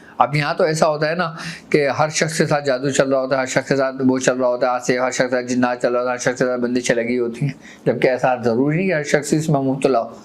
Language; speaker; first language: Urdu; native; Urdu